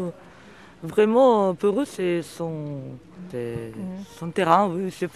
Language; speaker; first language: French; non-native, fluent; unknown